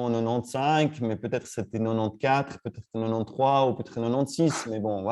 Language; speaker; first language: French; native; French